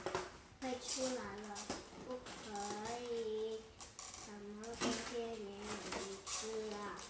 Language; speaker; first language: Chinese; early bilingual, heritage; Chinese